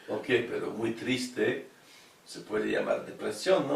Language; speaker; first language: Spanish; non-native, fluent; French